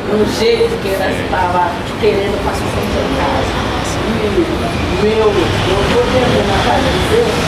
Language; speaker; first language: Portuguese; non-native, learner; Haitian Creole